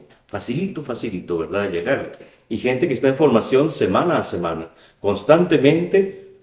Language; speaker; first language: Spanish; native; Spanish